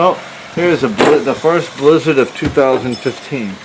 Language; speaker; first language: English; native; English